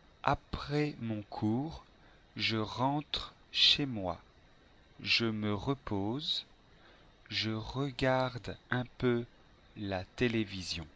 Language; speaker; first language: French; non-native, learner; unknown